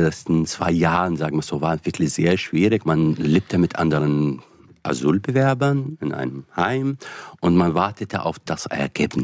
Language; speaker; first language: German; non-native, fluent; Arabic